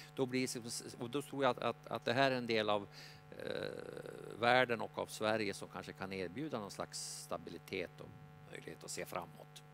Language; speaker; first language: Swedish; native; Swedish